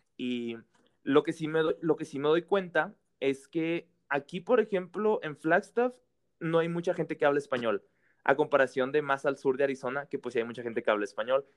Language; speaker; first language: Spanish; native; Spanish